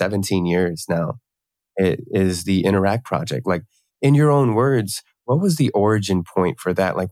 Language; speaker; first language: English; native; English